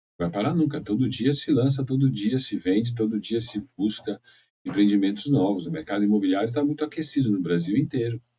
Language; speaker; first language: Portuguese; native; Portuguese